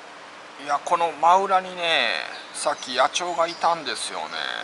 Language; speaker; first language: Japanese; native; Japanese